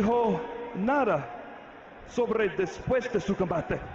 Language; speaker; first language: Spanish; non-native, learner; English